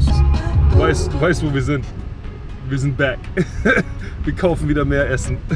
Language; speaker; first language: German; native; German